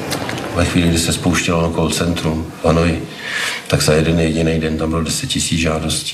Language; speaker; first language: Czech; native; Czech